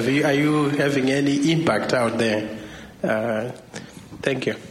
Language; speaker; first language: English; non-native, local second language; Shona